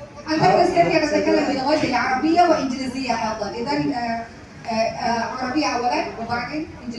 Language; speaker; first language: Arabic; non-native, learner; Indonesian